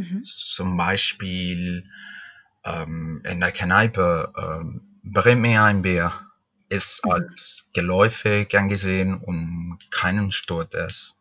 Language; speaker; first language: German; non-native, fluent; Spanish